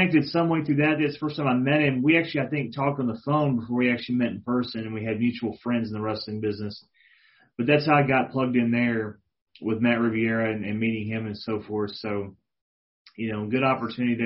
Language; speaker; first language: English; native; English